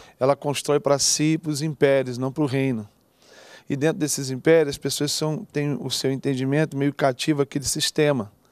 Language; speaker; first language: Portuguese; native; Portuguese